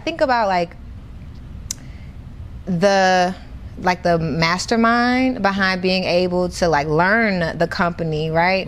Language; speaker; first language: English; native; English